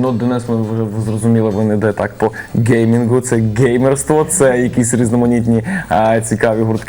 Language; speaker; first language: Ukrainian; native; Ukrainian